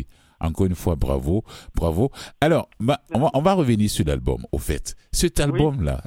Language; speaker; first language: French; native; French